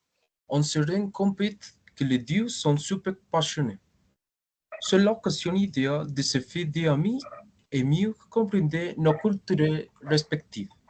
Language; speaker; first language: French; non-native, learner; Spanish